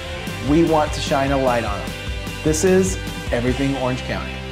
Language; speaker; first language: English; native; English